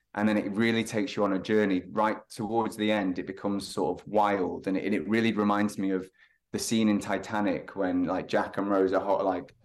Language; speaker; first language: English; native; English